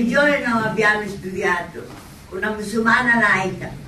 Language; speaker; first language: Italian; non-native, local second language; Somali